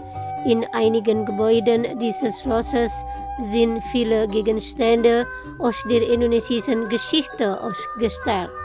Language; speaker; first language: German; non-native, fluent; Indonesian